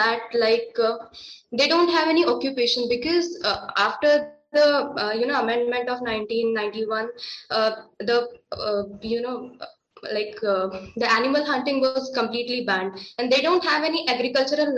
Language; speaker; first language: English; non-native, local second language; Marathi